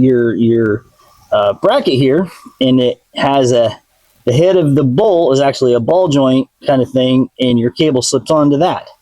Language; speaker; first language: English; native; English